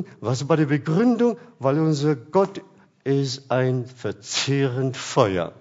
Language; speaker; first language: German; non-native, fluent; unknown